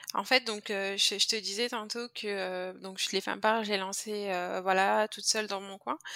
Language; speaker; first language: French; native; French